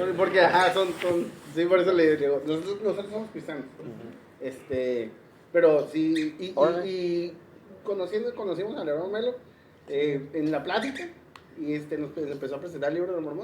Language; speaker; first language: Spanish; native; Spanish